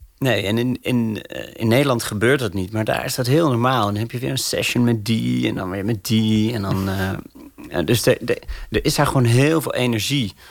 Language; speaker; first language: Dutch; native; Dutch